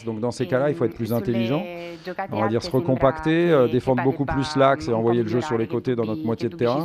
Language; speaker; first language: French; native; French